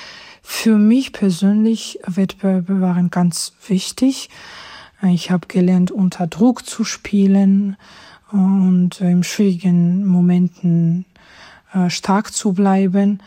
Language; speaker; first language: German; non-native, fluent; Georgian